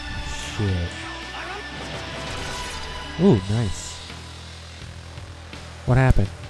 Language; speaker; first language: English; native; English